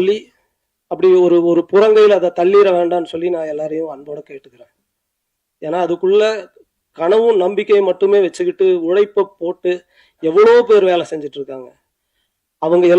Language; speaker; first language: Tamil; native; Tamil